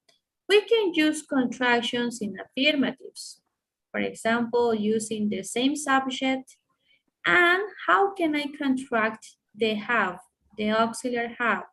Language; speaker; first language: English; non-native, fluent; Spanish